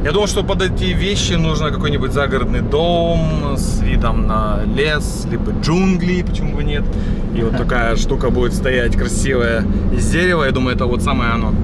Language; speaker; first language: Russian; native; Russian